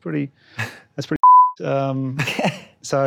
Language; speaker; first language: English; native; English